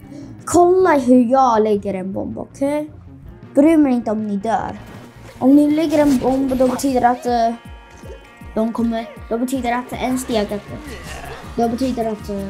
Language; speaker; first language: Swedish; early bilingual, other home language; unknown